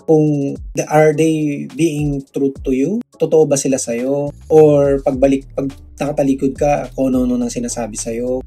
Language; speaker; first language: Filipino; non-native, local second language; Cebuano